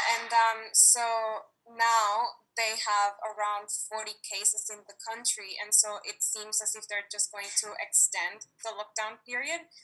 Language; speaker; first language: English; non-native, fluent; Spanish